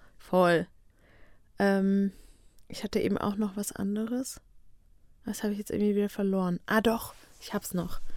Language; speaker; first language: German; native; German